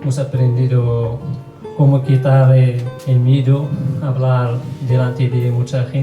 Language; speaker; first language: Spanish; non-native, learner; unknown